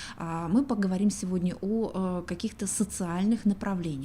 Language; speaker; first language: Russian; native; Russian